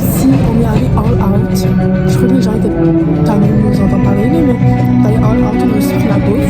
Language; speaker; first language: French; native; French